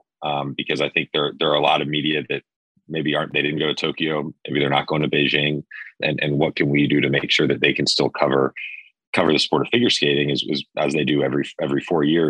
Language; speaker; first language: English; native; English